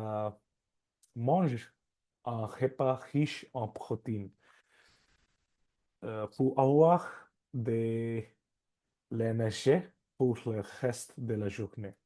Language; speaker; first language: French; non-native, learner; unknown